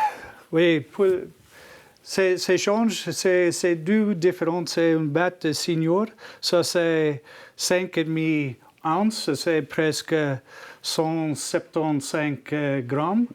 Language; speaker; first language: French; non-native, learner; English